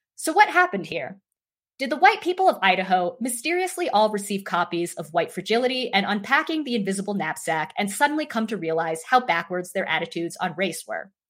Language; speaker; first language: English; native; English